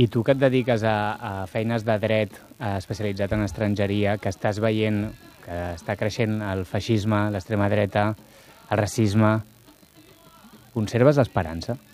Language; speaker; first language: Catalan; native; Catalan